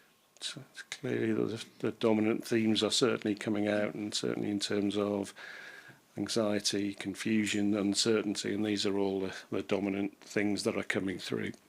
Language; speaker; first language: English; native; English